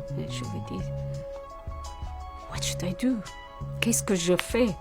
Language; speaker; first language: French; non-native, learner; Persian